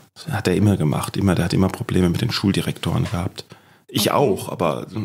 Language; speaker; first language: German; native; German